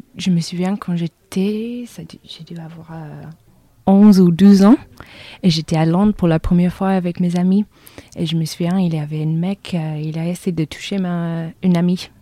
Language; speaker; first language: French; non-native, fluent; English